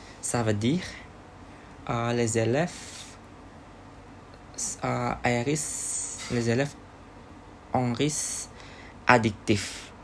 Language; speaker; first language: French; non-native, learner; Indonesian